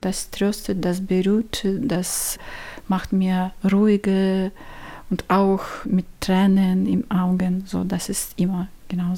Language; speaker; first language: German; non-native, learner; Ukrainian